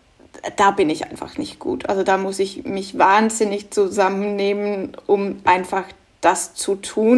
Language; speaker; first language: German; non-native, fluent; Danish